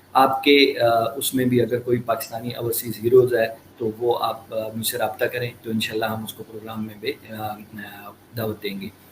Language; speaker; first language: Urdu; native; Urdu